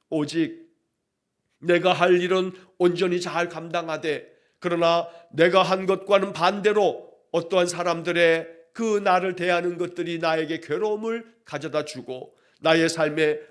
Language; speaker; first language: Korean; native; Korean